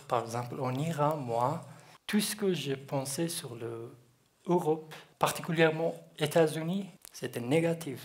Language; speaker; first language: French; non-native, learner; Kurdish